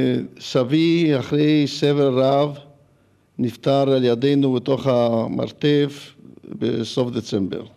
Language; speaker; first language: Hebrew; early bilingual, other home language; Hungarian